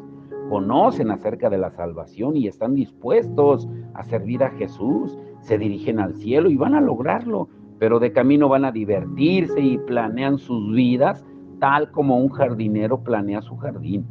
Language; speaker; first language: Spanish; native; Spanish